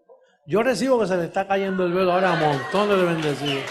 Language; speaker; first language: Spanish; native; Spanish